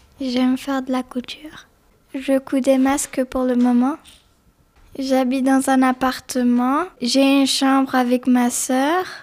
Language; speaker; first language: French; early bilingual, other home language; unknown